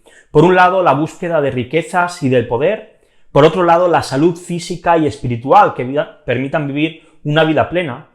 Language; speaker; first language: Spanish; native; Spanish